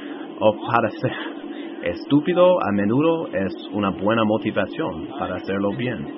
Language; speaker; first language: Spanish; non-native, fluent; English